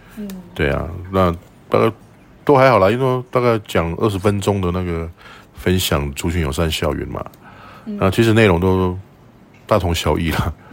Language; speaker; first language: Chinese; native; Chinese